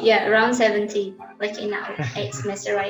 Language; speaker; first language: English; non-native, learner; Indonesian